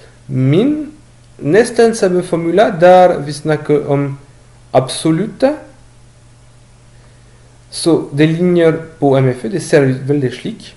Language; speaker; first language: Norwegian; non-native, learner; French